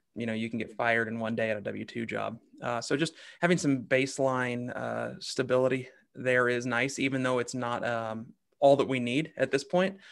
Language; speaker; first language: English; native; English